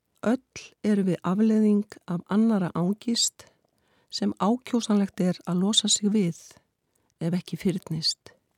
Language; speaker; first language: Icelandic; native; Icelandic